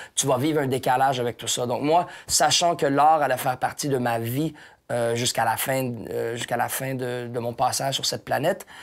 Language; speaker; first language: French; native; French